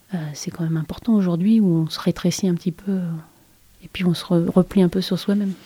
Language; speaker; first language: French; native; French